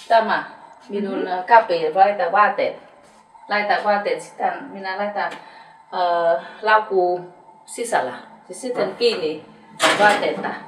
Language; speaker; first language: Finnish; non-native, learner; Khmer